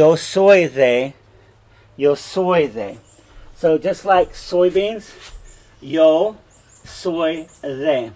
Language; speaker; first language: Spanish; non-native, fluent; English